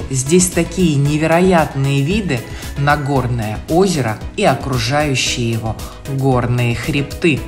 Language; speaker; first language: Russian; native; Russian